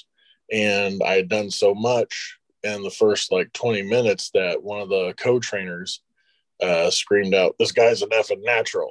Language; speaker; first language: English; native; English